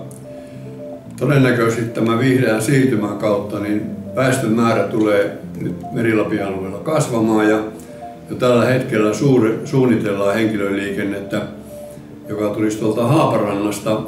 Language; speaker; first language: Finnish; native; Finnish